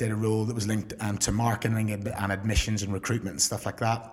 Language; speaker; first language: English; native; English